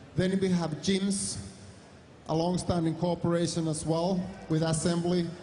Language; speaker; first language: English; non-native, fluent; Finnish